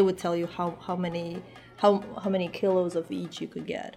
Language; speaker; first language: English; non-native, fluent; Uzbek